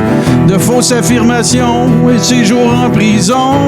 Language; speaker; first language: French; native; French